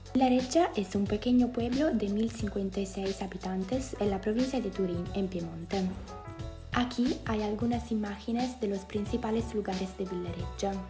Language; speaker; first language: Spanish; non-native, learner; Italian